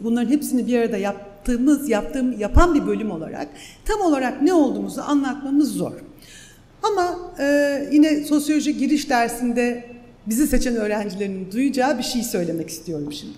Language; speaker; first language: Turkish; native; Turkish